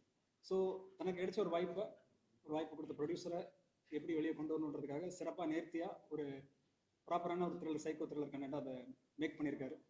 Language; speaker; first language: Tamil; native; Tamil